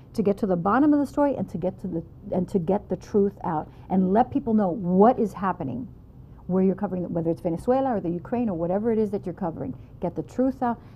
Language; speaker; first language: English; native; English